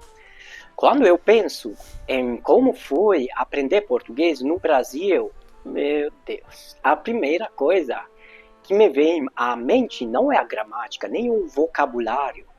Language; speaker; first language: Portuguese; non-native, fluent; Hungarian